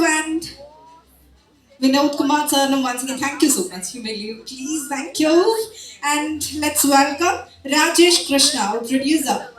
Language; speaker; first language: English; non-native, local second language; Malayalam